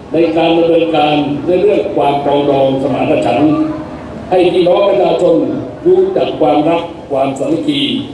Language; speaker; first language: Thai; native; Thai